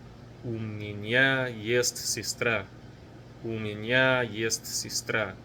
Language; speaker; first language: Russian; non-native, fluent; English